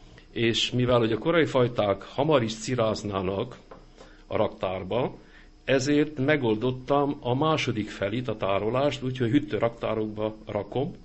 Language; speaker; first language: Hungarian; native; Hungarian